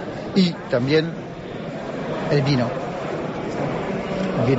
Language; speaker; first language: Spanish; non-native, learner; French